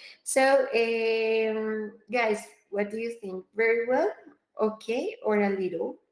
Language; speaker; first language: English; non-native, fluent; Spanish